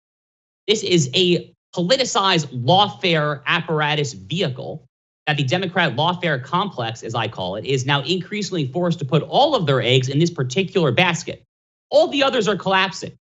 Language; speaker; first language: English; native; English